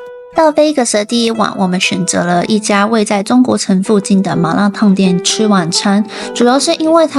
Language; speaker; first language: Chinese; native; Chinese